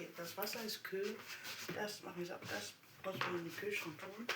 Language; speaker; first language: German; non-native, fluent; French